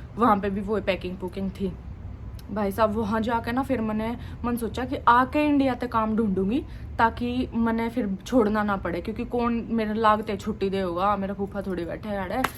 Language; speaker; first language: Hindi; native; Hindi